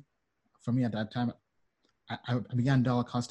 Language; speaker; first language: English; native; English